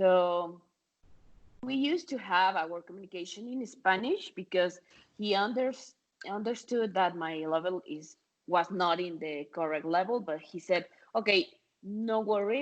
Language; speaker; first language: English; non-native, fluent; Spanish